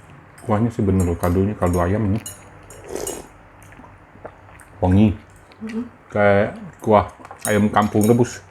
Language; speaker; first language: Indonesian; native; Indonesian